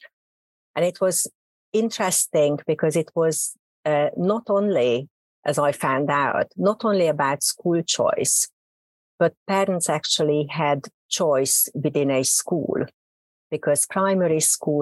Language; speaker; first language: English; non-native, fluent; Hungarian